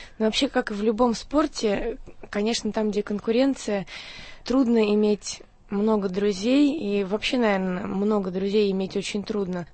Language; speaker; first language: Russian; native; Russian